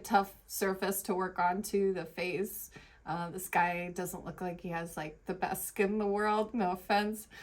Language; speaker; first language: English; native; English